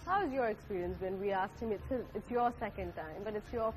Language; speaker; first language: English; non-native, local second language; Urdu